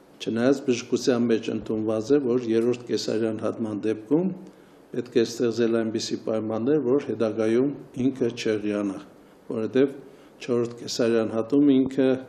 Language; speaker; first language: Armenian; native; Armenian